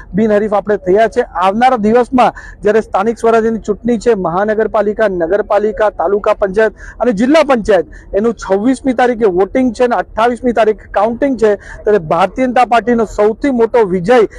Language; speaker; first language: Gujarati; native; Gujarati